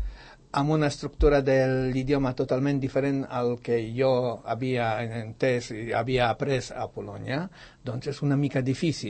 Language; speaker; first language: Catalan; non-native, fluent; Polish